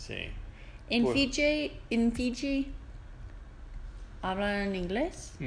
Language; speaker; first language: Spanish; non-native, learner; English